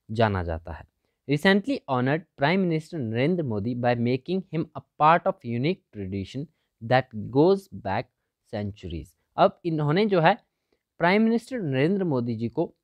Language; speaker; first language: Hindi; native; Hindi